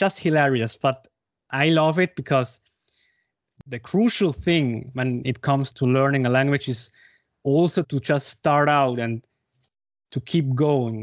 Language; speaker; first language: English; non-native, fluent; Swiss German